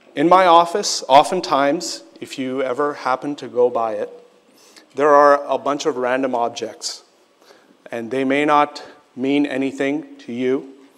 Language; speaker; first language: English; native; English